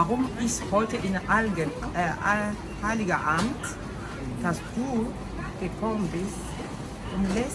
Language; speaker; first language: German; non-native, fluent; Lingala